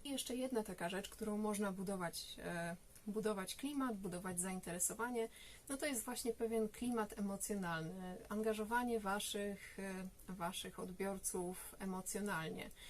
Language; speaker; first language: Polish; native; Polish